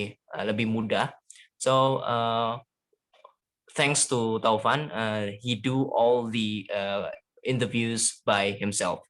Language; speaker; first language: English; non-native, fluent; Indonesian